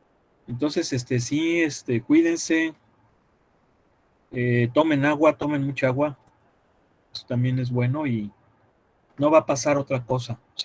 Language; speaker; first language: Spanish; native; Spanish